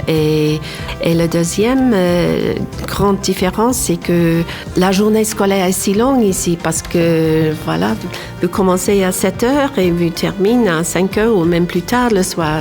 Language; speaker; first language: French; non-native, fluent; English